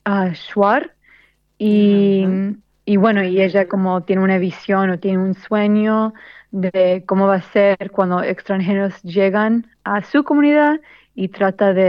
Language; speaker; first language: Spanish; early bilingual, heritage; Spanish